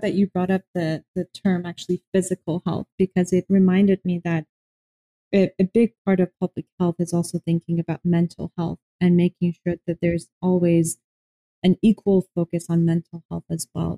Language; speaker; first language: English; non-native, fluent; Persian